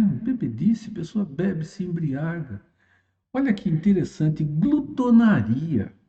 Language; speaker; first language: Portuguese; native; Portuguese